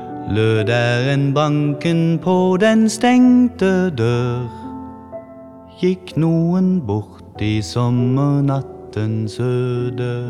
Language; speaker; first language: Norwegian; native; Norwegian